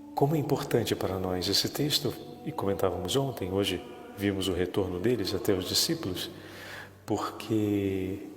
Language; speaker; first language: Portuguese; native; Portuguese